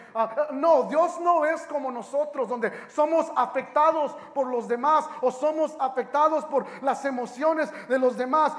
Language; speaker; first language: Spanish; early bilingual, heritage; Spanish